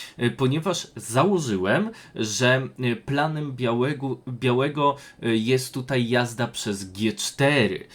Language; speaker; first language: Polish; native; Polish